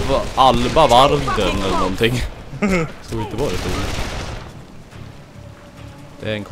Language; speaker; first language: Swedish; native; Swedish